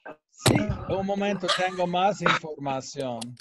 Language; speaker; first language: Spanish; non-native, fluent; English